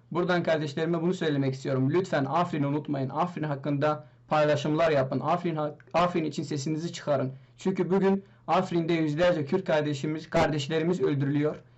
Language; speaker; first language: Turkish; non-native, local second language; Kurdish